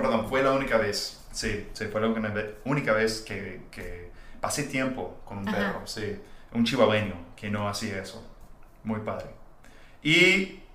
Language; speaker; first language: Spanish; non-native, fluent; English